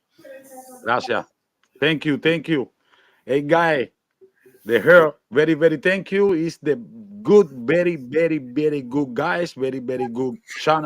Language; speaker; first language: English; non-native, learner; Spanish